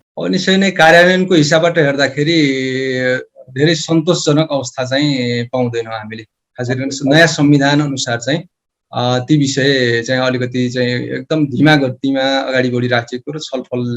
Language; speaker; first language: Nepali; non-native, local second language; Dangaura Tharu